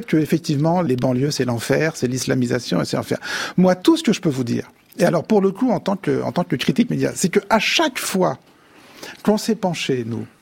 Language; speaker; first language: French; native; French